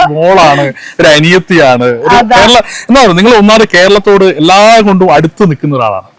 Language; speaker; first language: Malayalam; native; Malayalam